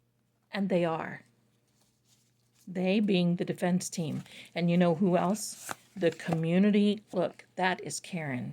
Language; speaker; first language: English; native; English